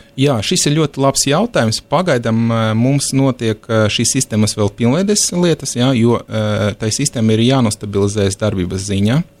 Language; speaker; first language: Latvian; non-native, local second language; Russian